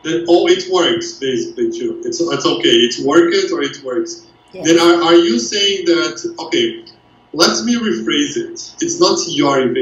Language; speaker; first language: English; non-native, fluent; Portuguese